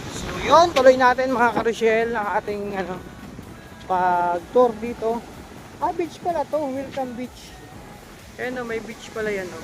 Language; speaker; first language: Filipino; non-native, local second language; Bikol